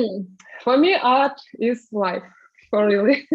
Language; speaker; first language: English; non-native, learner; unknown